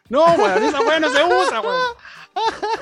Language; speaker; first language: Spanish; native; Spanish